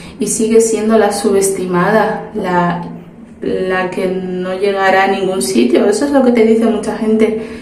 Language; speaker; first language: Spanish; early bilingual, other home language; Portuguese